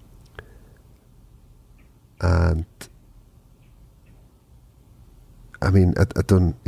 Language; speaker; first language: English; non-native, local second language; Welsh